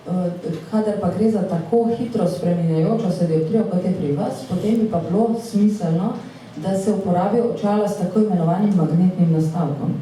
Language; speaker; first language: Slovenian; native; Slovenian